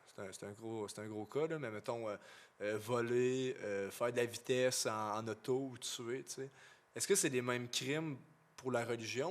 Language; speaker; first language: French; native; French